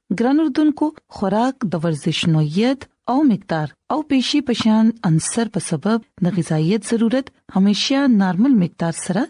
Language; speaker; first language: Pashto; non-native, local second language; Punjabi